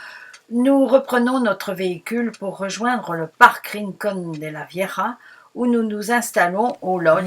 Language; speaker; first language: French; native; French